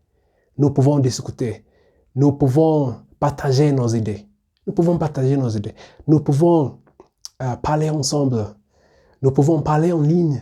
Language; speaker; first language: French; non-native, learner; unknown